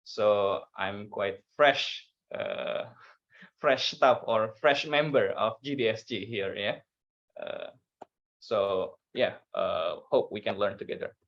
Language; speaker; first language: English; non-native, learner; Indonesian